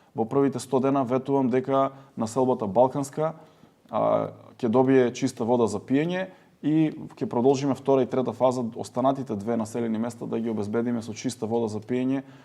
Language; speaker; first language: Macedonian; native; Macedonian